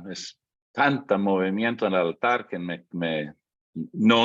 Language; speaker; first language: Spanish; non-native, fluent; English